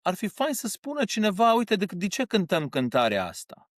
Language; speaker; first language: Romanian; early bilingual, heritage; Romanian